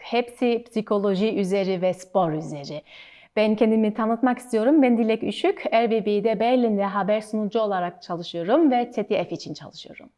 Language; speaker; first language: Turkish; early bilingual, other home language; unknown